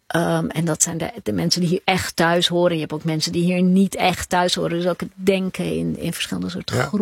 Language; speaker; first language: Dutch; native; Dutch